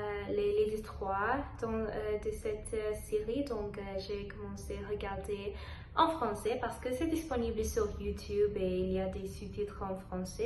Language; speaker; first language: French; non-native, learner; Telugu